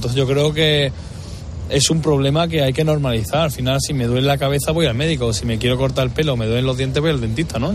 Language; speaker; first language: Spanish; native; Spanish